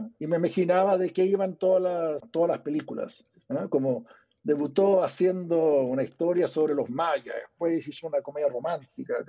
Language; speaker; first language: Spanish; early bilingual, other home language; English